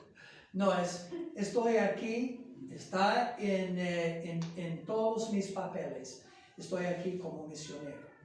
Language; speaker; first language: Spanish; non-native, fluent; English